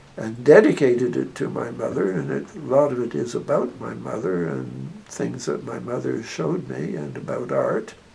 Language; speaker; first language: English; native; English